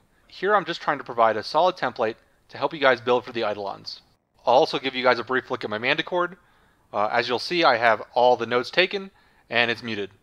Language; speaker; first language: English; native; English